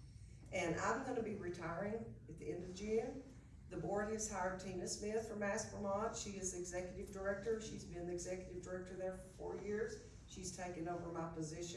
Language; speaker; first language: English; native; English